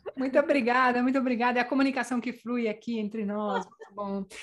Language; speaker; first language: Portuguese; non-native, local second language; German